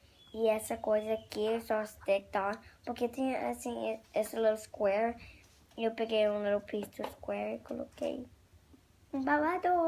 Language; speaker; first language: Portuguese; early bilingual, heritage; Portuguese